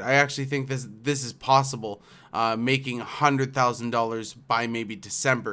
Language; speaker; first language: English; native; English